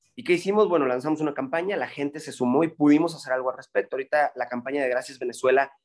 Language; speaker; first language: Spanish; native; Spanish